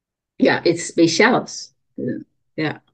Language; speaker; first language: Dutch; non-native, learner; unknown